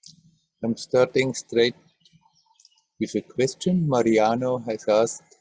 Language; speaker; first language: English; non-native, fluent; Swiss German